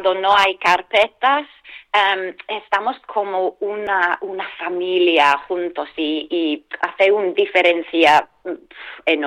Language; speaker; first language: Spanish; non-native, fluent; English